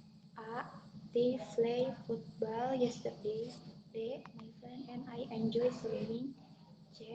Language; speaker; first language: English; non-native, learner; Indonesian